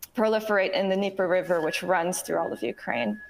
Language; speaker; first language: English; native; English